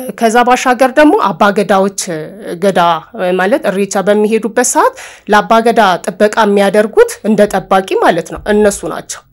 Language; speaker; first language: Amharic; non-native, local second language; Oromo